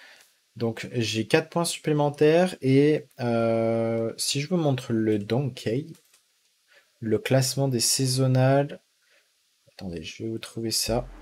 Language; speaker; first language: French; native; French